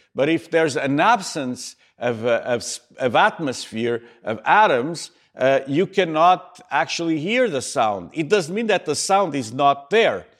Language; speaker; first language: English; native; English